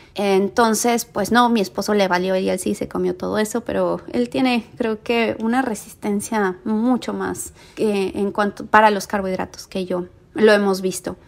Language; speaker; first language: Spanish; native; Spanish